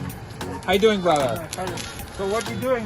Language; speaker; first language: English; non-native, learner; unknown